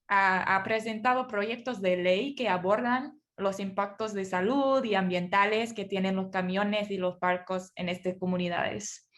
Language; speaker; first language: Spanish; non-native, fluent; English